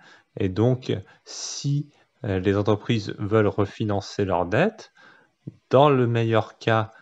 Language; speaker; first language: French; native; French